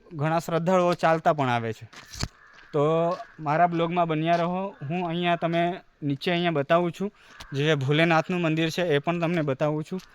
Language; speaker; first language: Gujarati; non-native, local second language; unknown